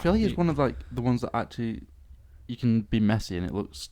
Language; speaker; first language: English; native; English